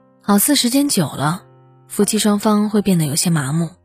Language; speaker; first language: Chinese; native; Chinese